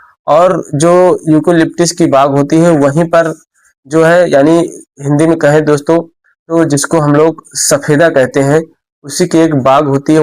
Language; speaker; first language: Hindi; native; Hindi